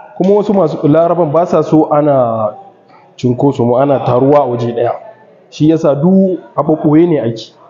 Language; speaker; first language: Hausa; early bilingual, heritage; Hausa